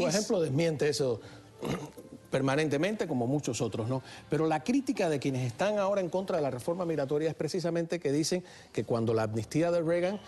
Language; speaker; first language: Spanish; native; Spanish